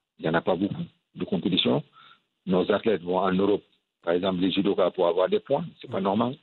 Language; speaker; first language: French; non-native, local second language; Wolof